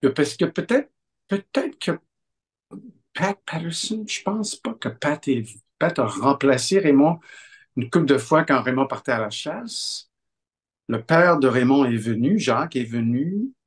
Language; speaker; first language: French; native; French